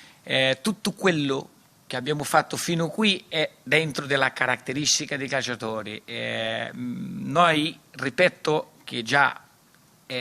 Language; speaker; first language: Italian; non-native, fluent; Portuguese